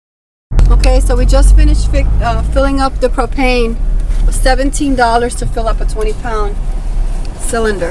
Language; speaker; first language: English; native; English